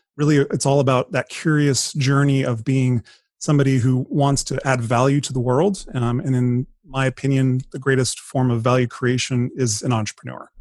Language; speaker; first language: English; native; English